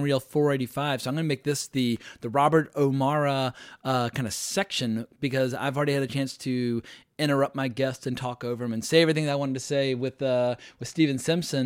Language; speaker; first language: English; native; English